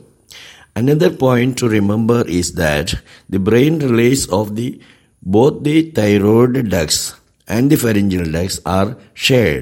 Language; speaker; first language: English; non-native, local second language; Malayalam